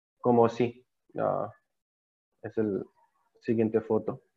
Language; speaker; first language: Spanish; non-native, learner; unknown